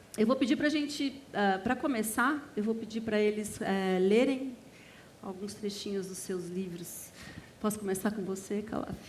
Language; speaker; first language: Portuguese; native; Portuguese